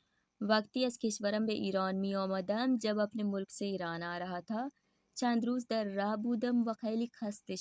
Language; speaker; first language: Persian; non-native, fluent; Urdu